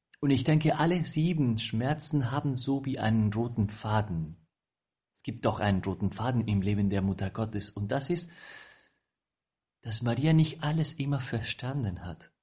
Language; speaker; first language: German; non-native, fluent; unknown